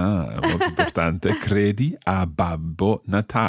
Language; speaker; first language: Italian; non-native, fluent; English